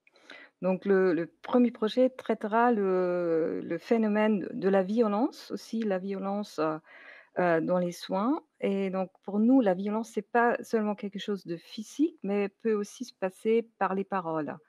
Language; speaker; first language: French; non-native, fluent; German